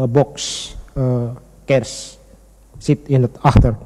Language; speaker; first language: Dutch; non-native, learner; Indonesian